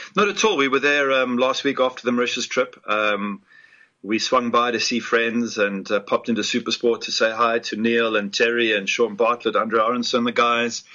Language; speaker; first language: English; native; English